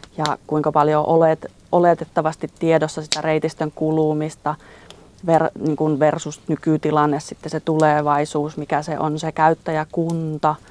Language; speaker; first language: Finnish; native; Finnish